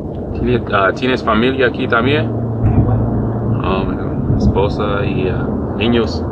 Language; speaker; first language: Spanish; non-native, learner; English